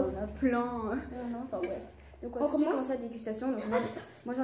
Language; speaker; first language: French; native; French